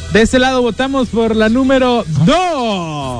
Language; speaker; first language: Spanish; native; Spanish